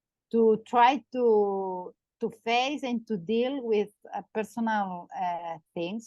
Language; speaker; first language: English; non-native, learner; Catalan